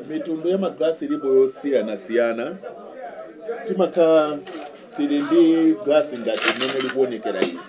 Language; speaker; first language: Nyanja; non-native, local second language; Yao